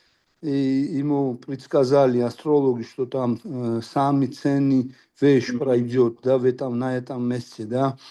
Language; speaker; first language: Russian; non-native, local second language; Georgian